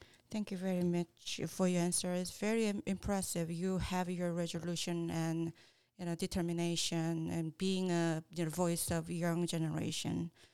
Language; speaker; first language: English; non-native, fluent; Korean